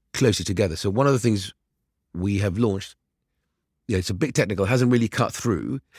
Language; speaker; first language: English; early bilingual, other home language; Arabic